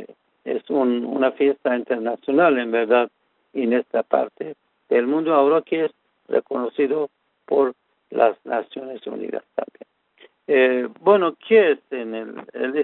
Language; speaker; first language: Spanish; non-native, fluent; Persian